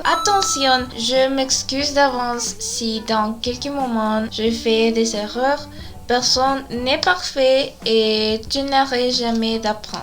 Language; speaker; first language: French; non-native, learner; Spanish